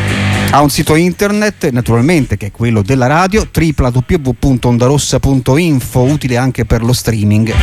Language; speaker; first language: Italian; native; Italian